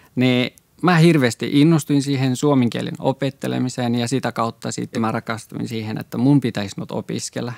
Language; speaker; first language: Finnish; non-native, fluent; Persian